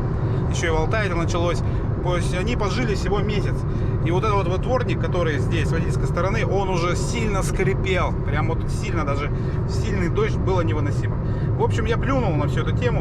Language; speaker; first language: Russian; native; Russian